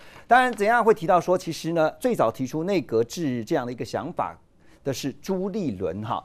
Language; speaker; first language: Chinese; native; Chinese